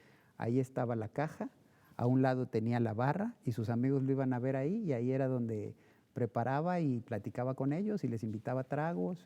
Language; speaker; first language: Spanish; native; Spanish